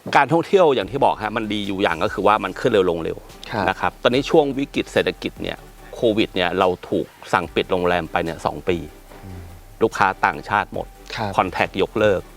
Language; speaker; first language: Thai; native; Thai